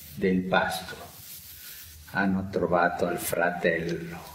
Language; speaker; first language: Italian; non-native, fluent; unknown